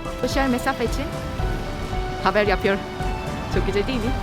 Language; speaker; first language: Turkish; non-native, learner; Korean